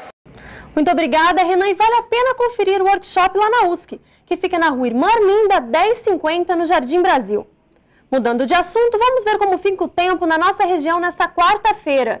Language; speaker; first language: Portuguese; native; Portuguese